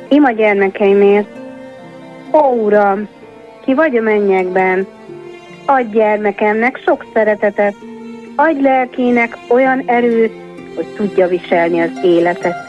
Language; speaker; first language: Hungarian; native; Hungarian